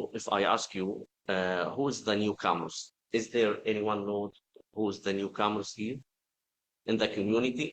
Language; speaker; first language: English; non-native, fluent; Arabic